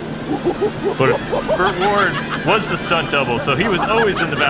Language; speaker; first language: English; native; English